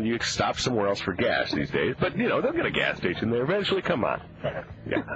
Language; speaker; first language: English; native; English